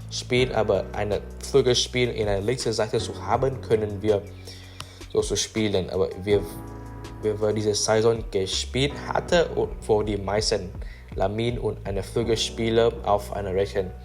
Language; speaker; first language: German; non-native, learner; English